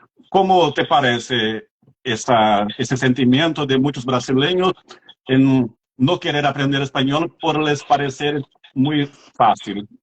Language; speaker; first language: Spanish; non-native, fluent; Portuguese